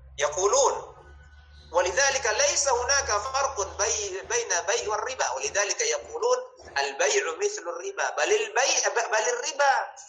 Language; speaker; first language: Arabic; non-native, fluent; Indonesian